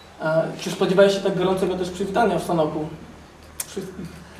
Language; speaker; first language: Polish; native; Polish